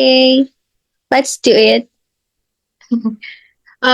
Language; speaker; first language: English; non-native, learner; Indonesian